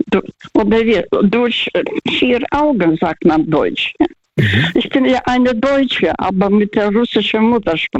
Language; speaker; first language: German; non-native, fluent; Russian